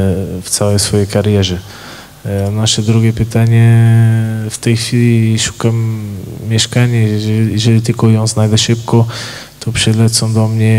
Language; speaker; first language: Polish; non-native, fluent; Portuguese